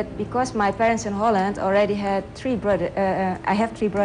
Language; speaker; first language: English; early bilingual, other home language; Dutch